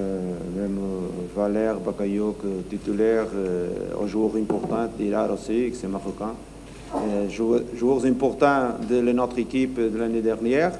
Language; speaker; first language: French; non-native, learner; Portuguese